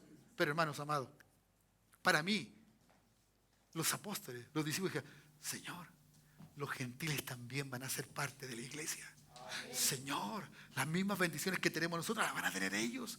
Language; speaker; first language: Spanish; native; Spanish